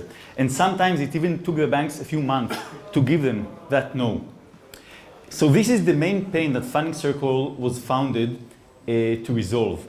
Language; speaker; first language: English; non-native, fluent; Hebrew